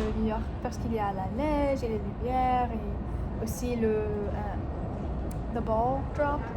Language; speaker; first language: French; non-native, learner; English